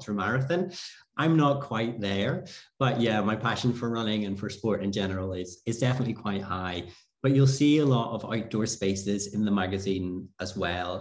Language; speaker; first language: English; native; English